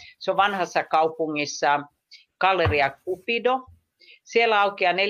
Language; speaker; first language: Finnish; native; Finnish